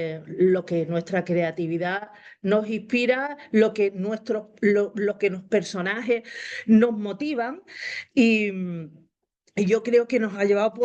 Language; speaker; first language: Spanish; native; Spanish